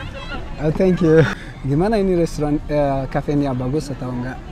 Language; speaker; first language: Indonesian; non-native, fluent; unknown